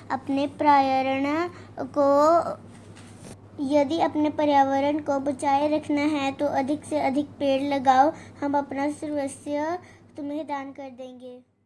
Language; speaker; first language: Hindi; non-native, local second language; Punjabi